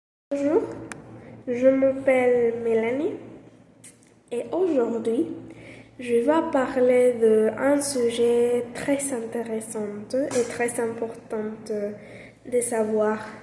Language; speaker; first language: French; non-native, learner; Spanish